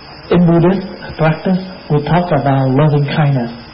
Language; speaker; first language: English; non-native, fluent; Vietnamese